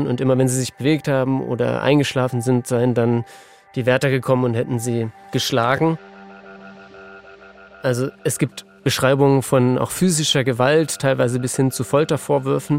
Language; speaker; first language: German; native; German